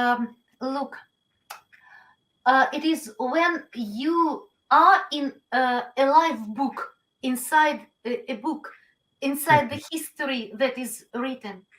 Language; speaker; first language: English; non-native, learner; Ukrainian